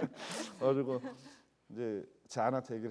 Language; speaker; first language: Korean; native; Korean